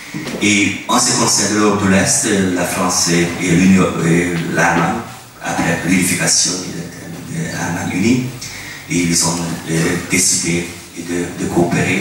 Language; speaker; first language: French; non-native, fluent; Hungarian